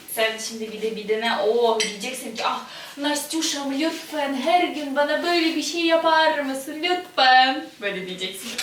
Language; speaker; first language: Turkish; non-native, fluent; Ukrainian